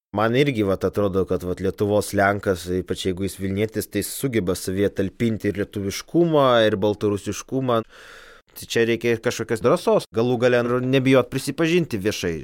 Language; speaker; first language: Lithuanian; non-native, local second language; Polish